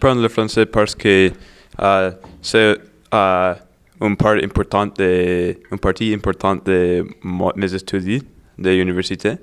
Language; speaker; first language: French; non-native, learner; English